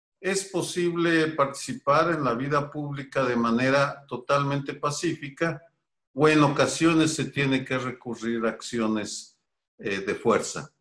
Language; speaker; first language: Spanish; native; Spanish